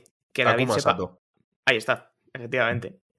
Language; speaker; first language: Spanish; native; Spanish